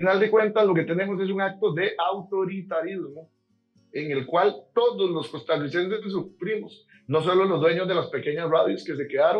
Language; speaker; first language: Spanish; native; Spanish